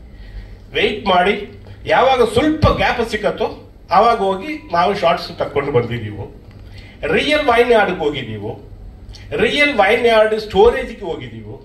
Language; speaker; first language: Kannada; non-native, learner; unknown